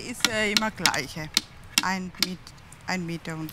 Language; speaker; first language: German; non-native, learner; Tamil